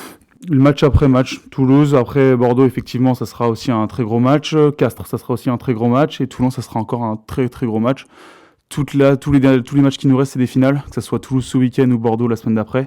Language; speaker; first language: French; native; French